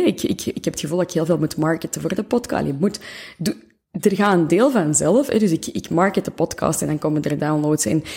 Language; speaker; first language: Dutch; native; Dutch